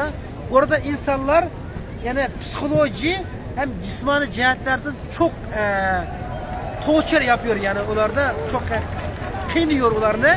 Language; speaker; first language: Turkish; non-native, learner; Uyghur